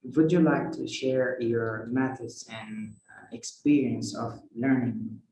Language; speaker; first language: English; non-native, fluent; Kazakh